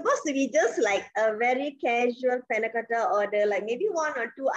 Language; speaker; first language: English; non-native, local second language; Tamil